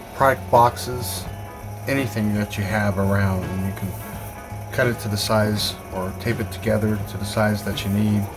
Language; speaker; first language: English; native; English